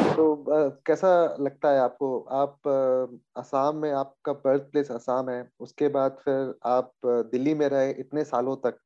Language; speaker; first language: Hindi; native; Hindi